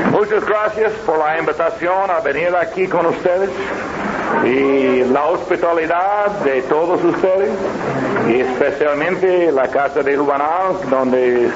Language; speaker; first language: Spanish; non-native, learner; English